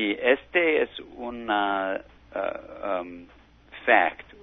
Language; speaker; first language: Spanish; non-native, learner; English